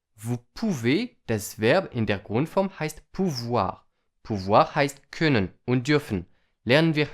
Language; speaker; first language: German; non-native, fluent; French